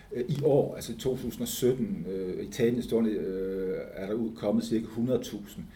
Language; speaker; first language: Danish; native; Danish